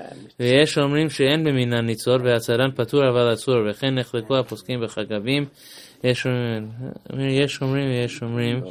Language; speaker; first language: Hebrew; non-native, fluent; English